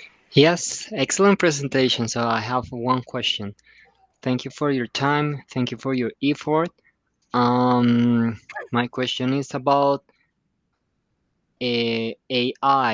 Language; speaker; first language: English; non-native, fluent; Spanish